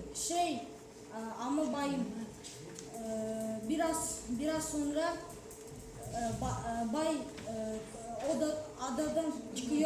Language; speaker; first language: Turkish; non-native, learner; Kazakh